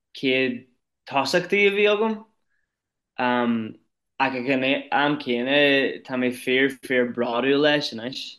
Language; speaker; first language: Irish; non-native, local second language; English